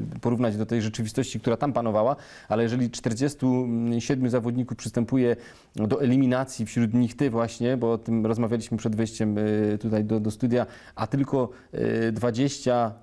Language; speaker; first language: Polish; native; Polish